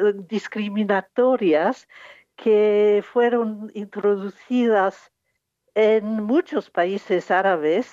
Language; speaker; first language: Spanish; non-native, fluent; English